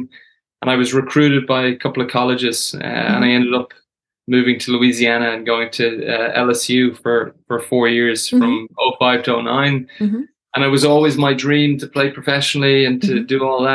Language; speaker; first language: English; native; English